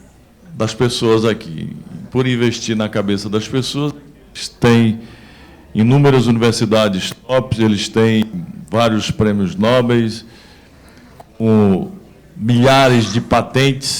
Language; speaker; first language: Portuguese; native; Portuguese